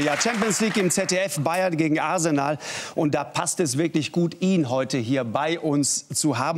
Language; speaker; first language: German; native; German